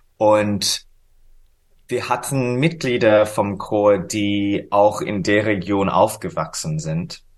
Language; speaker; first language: German; non-native, fluent; English